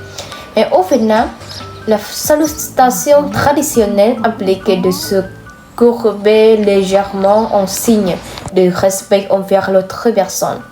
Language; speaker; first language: French; non-native, fluent; Vietnamese